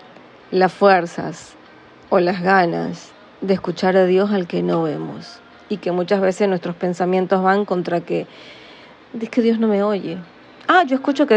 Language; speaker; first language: Spanish; native; Spanish